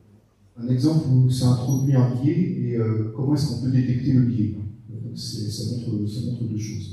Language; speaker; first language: French; native; French